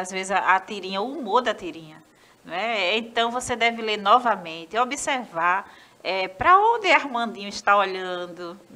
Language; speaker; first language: Portuguese; native; Portuguese